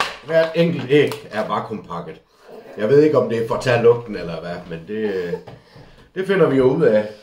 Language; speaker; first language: Danish; native; Danish